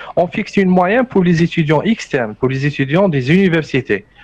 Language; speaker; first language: French; non-native, local second language; Arabic